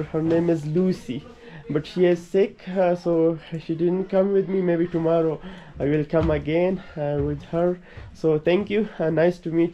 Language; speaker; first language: English; non-native, learner; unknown